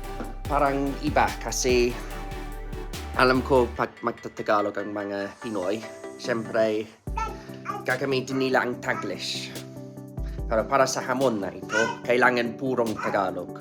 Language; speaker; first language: Filipino; non-native, learner; English